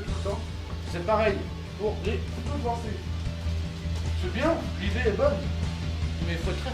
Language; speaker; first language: French; native; French